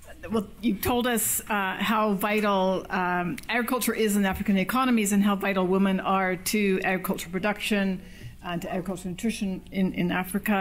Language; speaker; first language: English; native; English